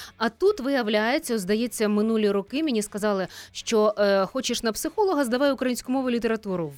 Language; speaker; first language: Ukrainian; native; Ukrainian